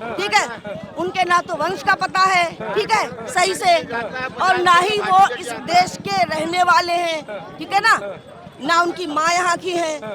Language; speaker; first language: Hindi; native; Hindi